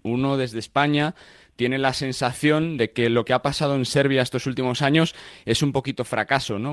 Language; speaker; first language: Spanish; native; Spanish